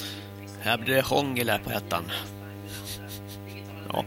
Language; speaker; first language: Swedish; native; Swedish